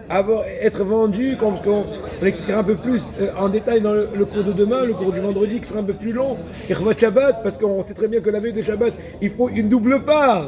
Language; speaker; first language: French; native; French